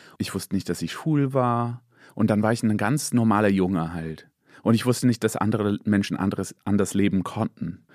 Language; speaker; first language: German; non-native, fluent; English